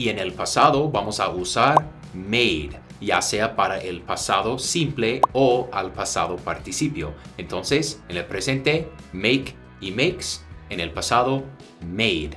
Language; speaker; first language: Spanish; non-native, fluent; English